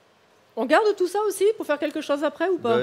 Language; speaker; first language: French; native; French